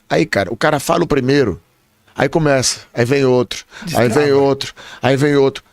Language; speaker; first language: Portuguese; native; Portuguese